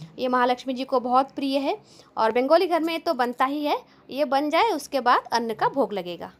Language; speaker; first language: Hindi; non-native, local second language; Bangla